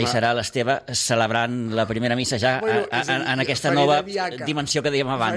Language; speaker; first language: Catalan; native; Catalan